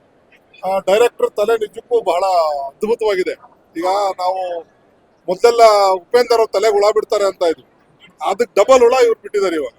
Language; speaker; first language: Kannada; native; Kannada